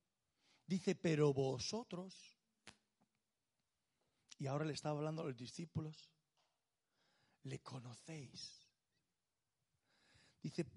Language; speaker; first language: Spanish; native; Spanish